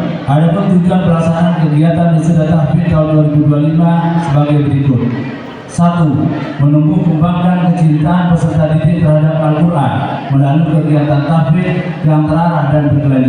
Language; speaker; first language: Indonesian; native; Indonesian